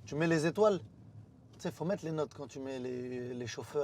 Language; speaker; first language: French; native; French